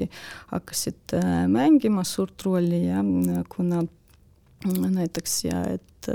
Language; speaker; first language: Estonian; non-native, local second language; Russian